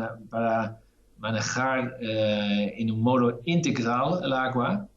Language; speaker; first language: Spanish; non-native, fluent; Dutch